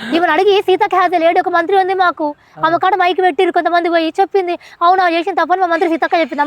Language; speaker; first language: Telugu; native; Telugu